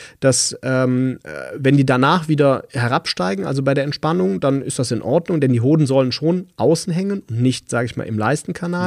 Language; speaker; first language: German; native; German